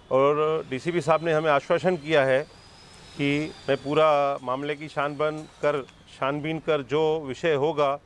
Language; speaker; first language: Hindi; non-native, local second language; Sindhi